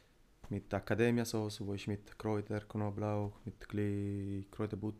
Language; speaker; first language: German; non-native, learner; Italian